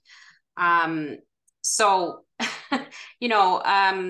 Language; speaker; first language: English; native; English